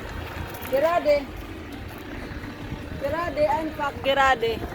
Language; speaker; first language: German; non-native, learner; Cebuano